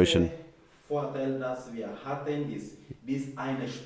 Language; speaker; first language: German; non-native, fluent; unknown